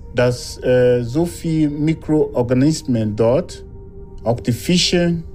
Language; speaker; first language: German; non-native, fluent; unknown